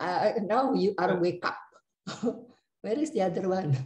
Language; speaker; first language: English; non-native, learner; Indonesian